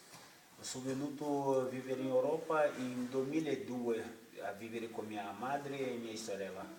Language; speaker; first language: Italian; non-native, learner; Portuguese